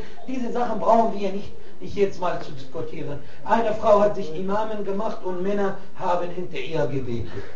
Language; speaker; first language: German; non-native, fluent; Arabic